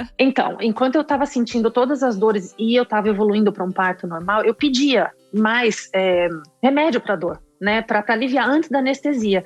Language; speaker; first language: Portuguese; native; Portuguese